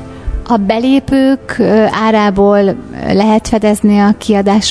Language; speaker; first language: Hungarian; native; Hungarian